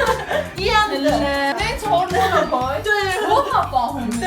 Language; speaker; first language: Chinese; non-native, learner; Armenian